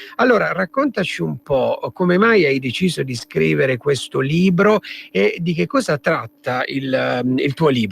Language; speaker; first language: Italian; native; Italian